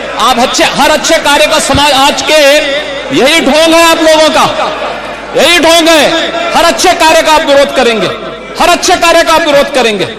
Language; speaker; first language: Hindi; native; Hindi